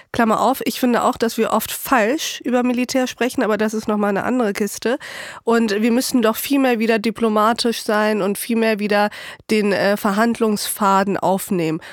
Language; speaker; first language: German; early bilingual, other home language; Turkish